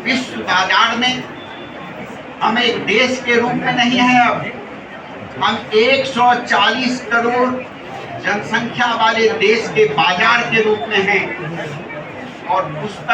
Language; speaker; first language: Hindi; native; Hindi